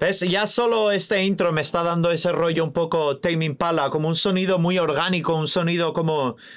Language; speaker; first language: Spanish; non-native, fluent; English